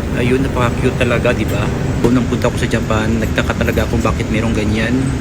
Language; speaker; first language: Filipino; non-native, local second language; Cebuano